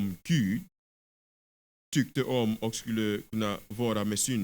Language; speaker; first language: Swedish; non-native, fluent; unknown